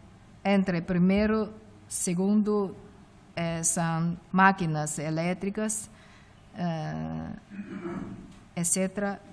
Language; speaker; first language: Portuguese; non-native, fluent; Chinese